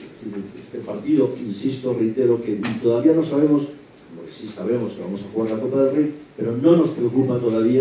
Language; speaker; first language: Spanish; native; Spanish